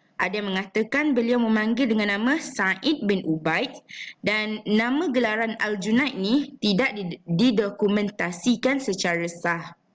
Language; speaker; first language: Malay; native; Malay